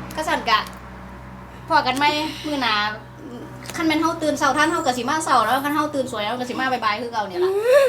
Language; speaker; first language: Thai; native; Thai